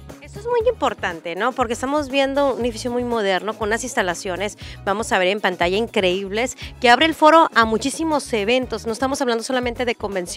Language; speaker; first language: Spanish; native; Spanish